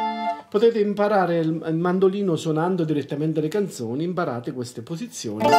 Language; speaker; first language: Italian; native; Italian